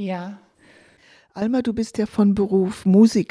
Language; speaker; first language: German; native; German